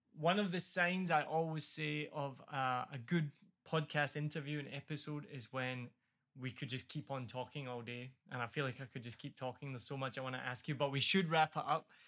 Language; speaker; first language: English; native; English